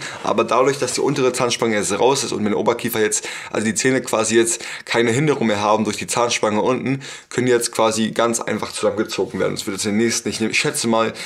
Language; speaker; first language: German; native; German